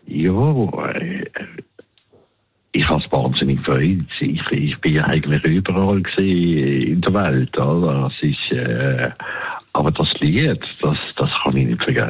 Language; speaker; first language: German; non-native, fluent; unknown